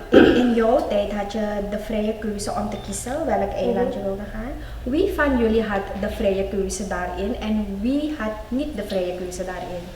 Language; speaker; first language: Dutch; native; Dutch